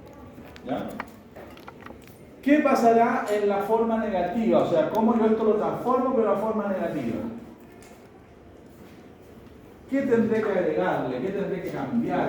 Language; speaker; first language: Spanish; native; Spanish